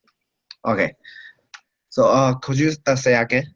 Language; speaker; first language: English; non-native, learner; Chinese